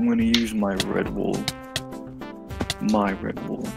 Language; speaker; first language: English; native; English